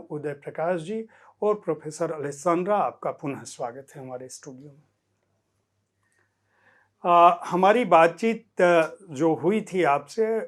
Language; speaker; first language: Hindi; native; Hindi